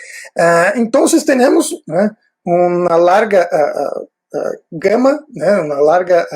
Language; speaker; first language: Spanish; non-native, fluent; Portuguese